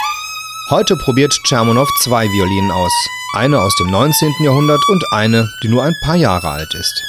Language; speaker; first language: German; native; German